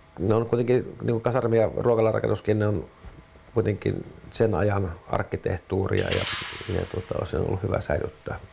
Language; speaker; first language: Finnish; native; Finnish